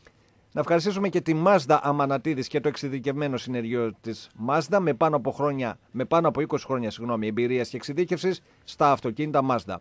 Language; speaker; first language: Greek; native; Greek